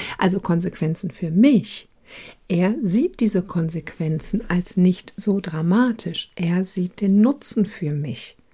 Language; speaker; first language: German; early bilingual, other home language; Croatian